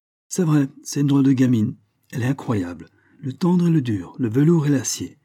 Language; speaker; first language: French; native; French